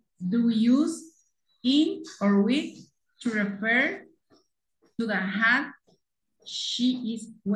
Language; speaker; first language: English; non-native, learner; Spanish